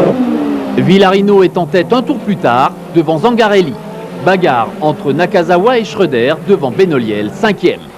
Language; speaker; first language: French; native; French